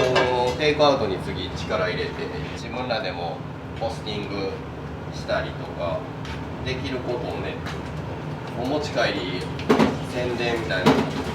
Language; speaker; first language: Japanese; native; Japanese